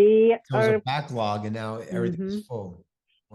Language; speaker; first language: English; native; English